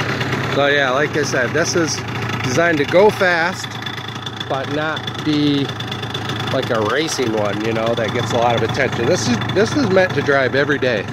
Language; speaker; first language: English; native; English